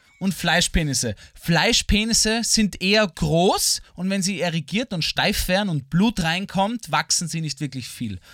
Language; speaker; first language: German; native; German